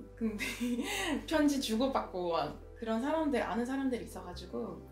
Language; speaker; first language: Korean; non-native, fluent; French